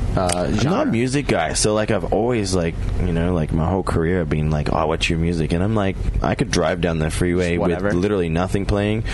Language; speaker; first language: English; native; English